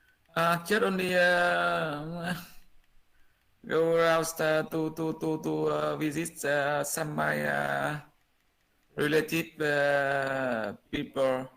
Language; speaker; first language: English; non-native, learner; Vietnamese